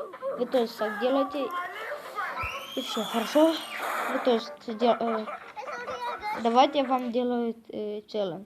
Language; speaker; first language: Russian; non-native, local second language; Ukrainian